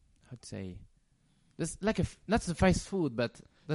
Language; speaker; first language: English; non-native, learner; French